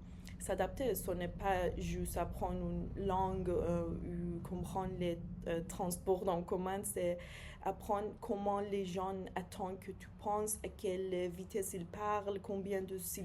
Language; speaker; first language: French; non-native, fluent; Persian